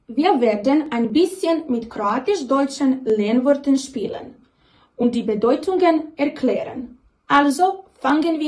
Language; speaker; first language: German; non-native, learner; Croatian